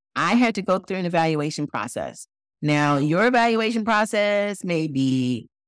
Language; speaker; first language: English; native; English